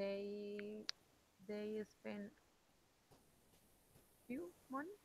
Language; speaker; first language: English; non-native, learner; Spanish